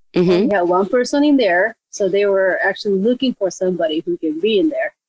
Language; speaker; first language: English; non-native, fluent; Japanese